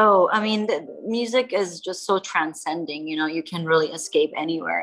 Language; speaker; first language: English; early bilingual, other home language; Persian